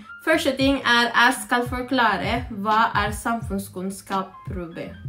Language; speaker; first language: Norwegian; non-native, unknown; Filipino